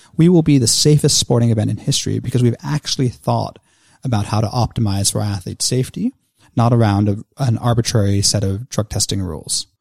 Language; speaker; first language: English; native; English